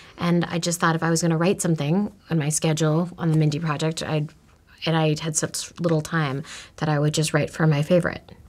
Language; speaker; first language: English; native; English